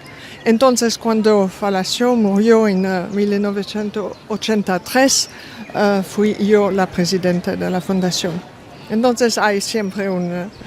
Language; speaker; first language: Spanish; non-native, fluent; French